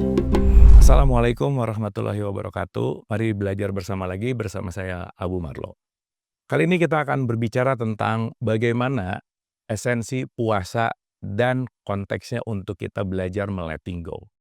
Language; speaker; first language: Indonesian; native; Indonesian